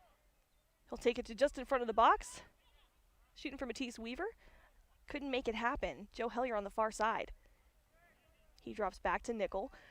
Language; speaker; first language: English; native; English